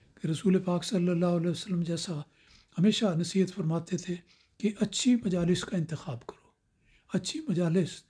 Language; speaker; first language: Urdu; native; Urdu